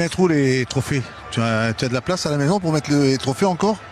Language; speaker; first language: French; native; French